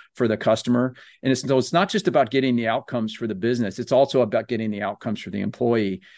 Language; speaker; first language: English; native; English